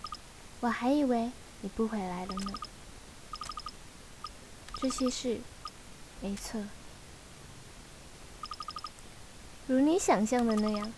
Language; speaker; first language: Chinese; native; Chinese